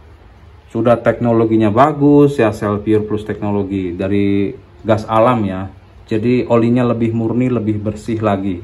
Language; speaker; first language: Indonesian; non-native, local second language; Sundanese